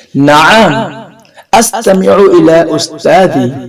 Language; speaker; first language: Arabic; non-native, fluent; Urdu